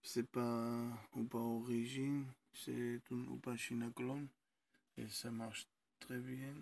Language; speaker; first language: French; non-native, learner; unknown